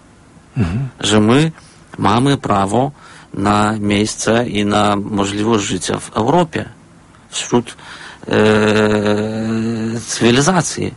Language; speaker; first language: Polish; non-native, fluent; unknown